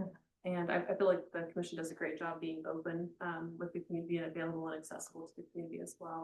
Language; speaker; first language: English; native; English